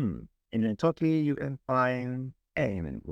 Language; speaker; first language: English; non-native, learner; Spanish